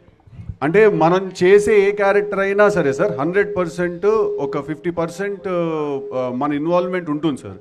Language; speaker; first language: Telugu; native; Telugu